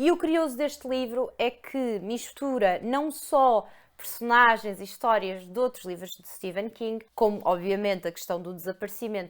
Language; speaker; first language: Portuguese; native; Portuguese